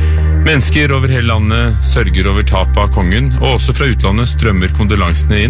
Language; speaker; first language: Norwegian; native; Norwegian